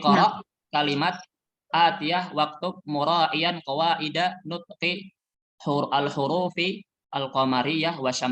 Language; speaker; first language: Arabic; non-native, fluent; Indonesian